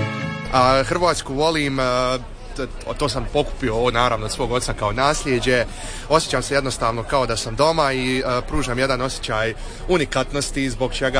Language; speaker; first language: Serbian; early bilingual, heritage; Serbian